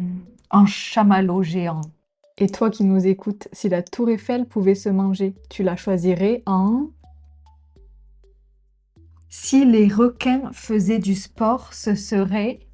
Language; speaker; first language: French; native; French